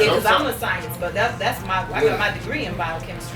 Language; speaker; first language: English; native; English